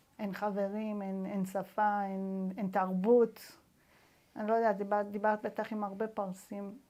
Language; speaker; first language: Hebrew; non-native, fluent; Persian